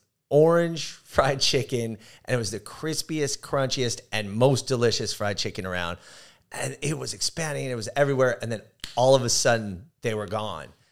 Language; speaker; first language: English; native; English